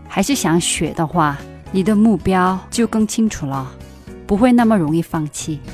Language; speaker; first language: Chinese; non-native, fluent; Korean